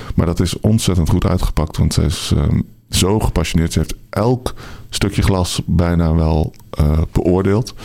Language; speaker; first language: Dutch; native; Dutch